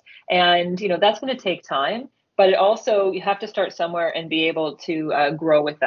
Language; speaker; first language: English; native; English